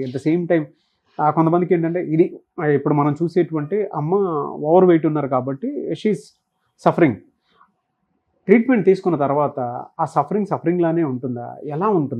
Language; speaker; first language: Telugu; native; Telugu